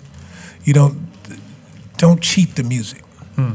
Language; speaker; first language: English; native; English